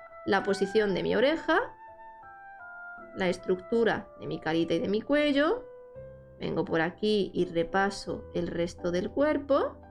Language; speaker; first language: Spanish; native; Spanish